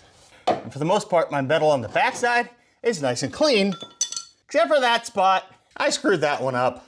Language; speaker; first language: English; native; English